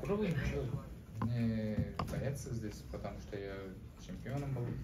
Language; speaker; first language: Russian; non-native, learner; Uzbek